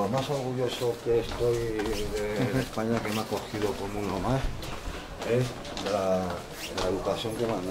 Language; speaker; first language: Spanish; non-native, fluent; Arabic